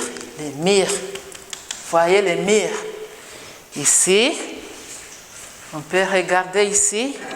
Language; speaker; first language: French; non-native, local second language; Kinyarwanda